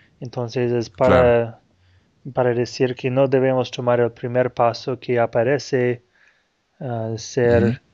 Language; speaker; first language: Spanish; non-native, fluent; Portuguese